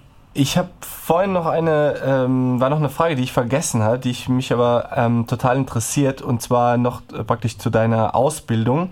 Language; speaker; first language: German; native; German